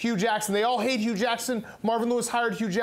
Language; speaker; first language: English; native; English